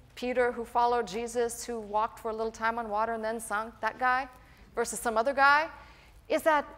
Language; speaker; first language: English; native; English